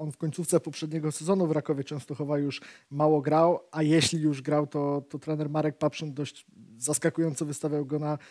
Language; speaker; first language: Polish; native; Polish